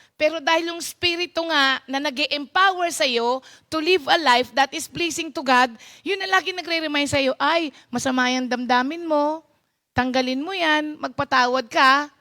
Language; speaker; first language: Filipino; non-native, local second language; Pampanga